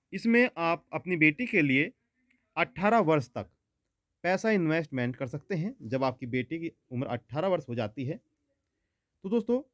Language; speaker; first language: Hindi; native; Hindi